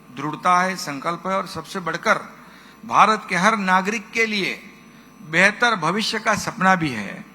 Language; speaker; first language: Hindi; non-native, local second language; Marathi